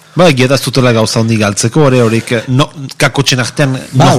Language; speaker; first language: Basque; native; Basque